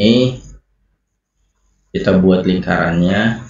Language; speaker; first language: Indonesian; native; Indonesian